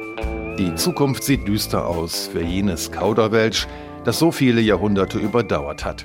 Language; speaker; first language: German; native; German